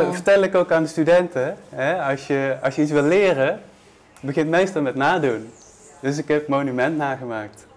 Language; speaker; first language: Dutch; native; Dutch